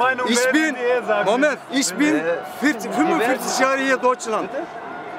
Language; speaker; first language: German; non-native, learner; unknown